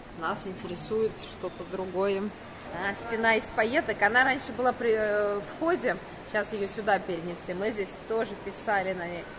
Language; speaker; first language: Russian; native; Russian